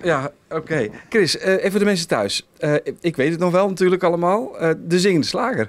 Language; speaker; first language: Dutch; native; Dutch